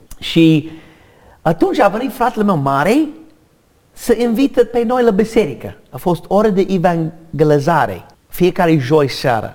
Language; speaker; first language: Romanian; non-native, learner; English